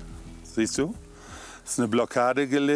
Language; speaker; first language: German; native; German